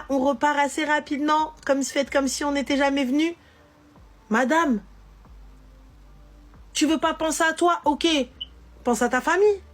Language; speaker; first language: French; native; French